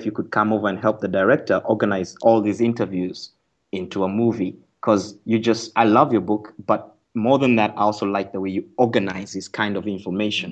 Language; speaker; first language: English; non-native, local second language; Kikuyu